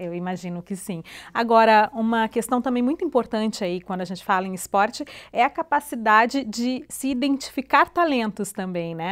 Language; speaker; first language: Portuguese; native; Portuguese